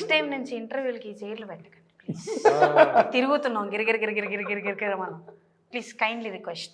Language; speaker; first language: Telugu; native; Telugu